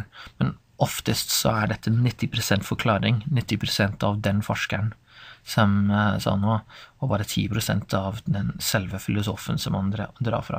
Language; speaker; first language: Norwegian; non-native, fluent; English